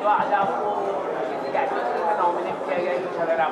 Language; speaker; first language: Hindi; native; Hindi